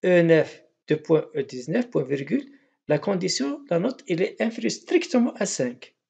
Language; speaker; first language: French; non-native, local second language; Arabic